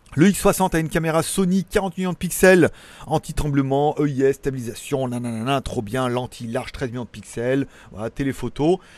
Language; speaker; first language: French; native; French